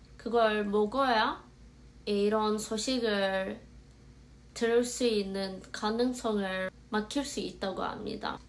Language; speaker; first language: Korean; non-native, fluent; Azerbaijani